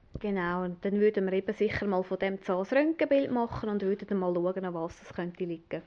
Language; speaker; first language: German; native; German